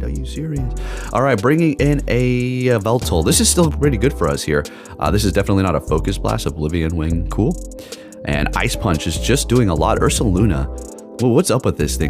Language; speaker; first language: English; native; English